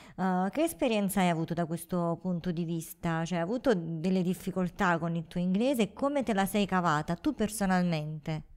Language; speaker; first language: Italian; native; Italian